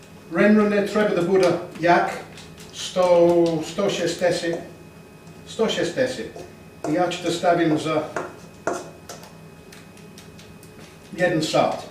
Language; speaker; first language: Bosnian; non-native, learner; English